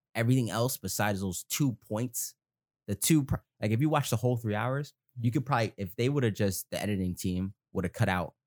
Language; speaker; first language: English; native; English